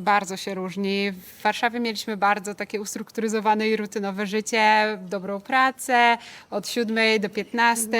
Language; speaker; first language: Polish; native; Polish